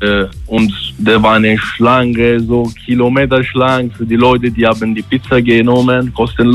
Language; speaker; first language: German; non-native, learner; Italian